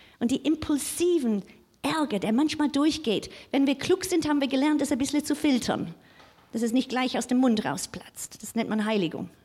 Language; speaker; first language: German; non-native, fluent; English